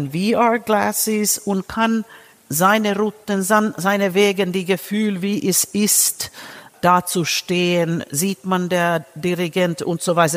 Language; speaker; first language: German; non-native, fluent; Finnish